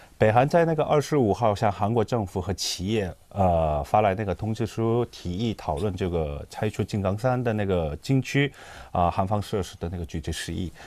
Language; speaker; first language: Chinese; non-native, fluent; Korean